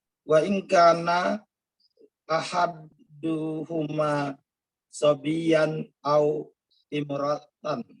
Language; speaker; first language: Arabic; non-native, learner; Indonesian